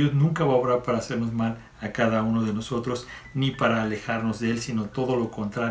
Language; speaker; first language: Spanish; native; Spanish